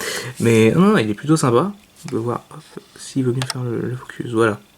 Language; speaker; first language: French; native; French